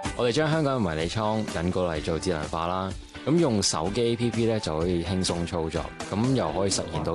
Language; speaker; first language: Chinese; non-native, local second language; Cantonese